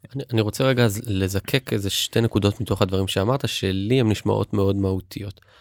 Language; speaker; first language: Hebrew; native; Hebrew